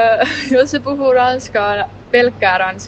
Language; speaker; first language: Finnish; native; Finnish